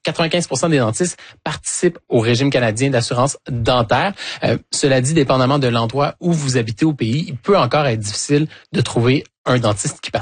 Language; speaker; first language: French; native; French